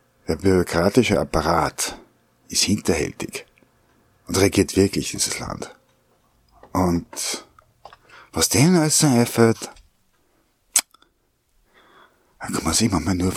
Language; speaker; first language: German; native; German